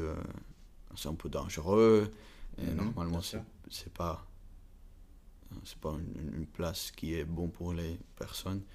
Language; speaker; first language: French; non-native, learner; Dutch